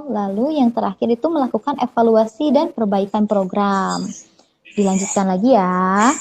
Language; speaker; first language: Indonesian; native; Indonesian